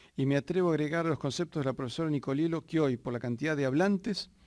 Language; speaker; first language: Spanish; native; Spanish